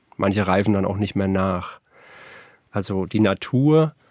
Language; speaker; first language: German; native; German